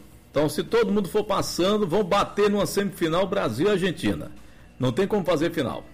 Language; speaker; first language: Portuguese; native; Portuguese